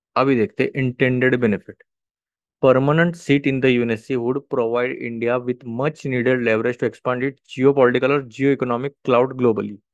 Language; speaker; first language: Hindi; non-native, local second language; Marathi